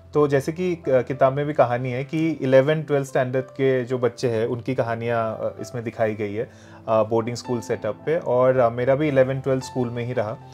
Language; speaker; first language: Hindi; non-native, local second language; Bangla